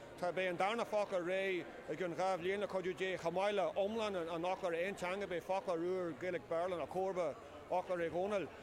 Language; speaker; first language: Irish; native; Irish